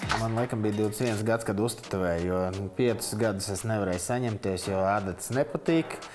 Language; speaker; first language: Latvian; native; Latvian